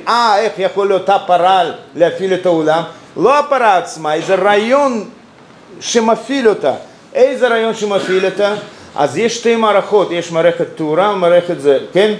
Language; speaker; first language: Hebrew; non-native, fluent; Russian